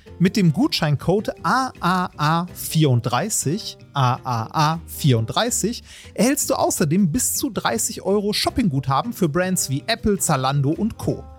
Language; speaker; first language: German; native; German